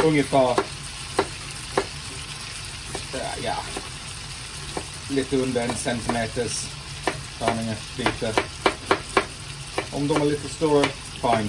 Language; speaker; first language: Swedish; non-native, fluent; English